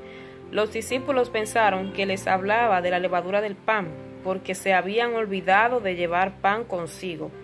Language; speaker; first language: Spanish; native; Spanish